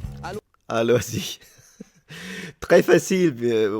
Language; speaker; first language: French; non-native, learner; Italian